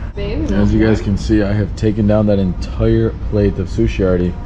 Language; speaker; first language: English; native; English